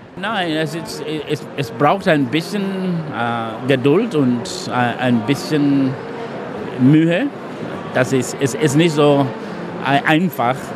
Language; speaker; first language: German; non-native, fluent; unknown